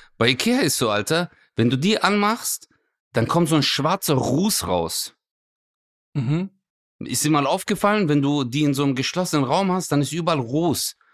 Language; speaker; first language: German; early bilingual, other home language; Turkish